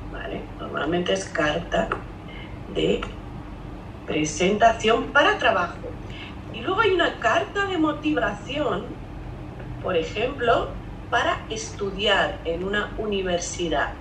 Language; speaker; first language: Spanish; native; Spanish